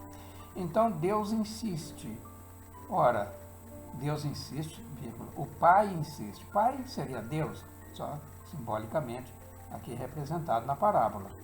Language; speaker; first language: Portuguese; native; Portuguese